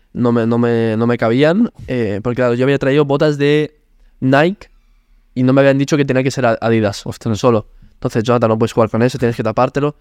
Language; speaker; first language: Spanish; early bilingual, other home language; Italian